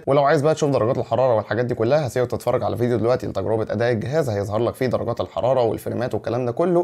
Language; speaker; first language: Arabic; native; Arabic